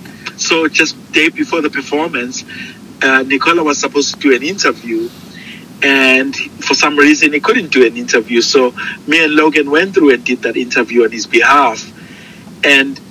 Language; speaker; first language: English; non-native, local second language; Zulu